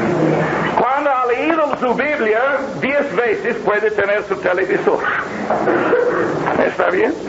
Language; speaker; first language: Spanish; non-native, learner; English